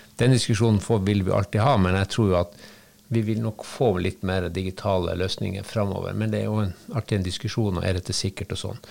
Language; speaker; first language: Norwegian; native; Norwegian